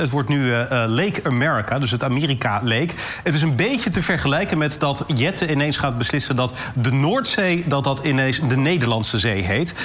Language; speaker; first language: Dutch; native; Dutch